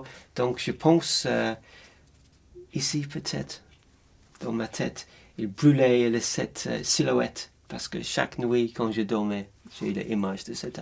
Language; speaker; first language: French; non-native, learner; English